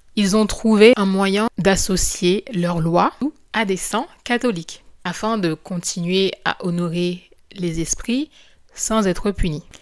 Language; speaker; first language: French; non-native, local second language; Haitian Creole